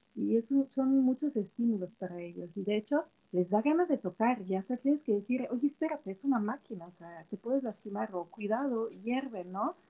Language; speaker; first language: Spanish; non-native, fluent; Italian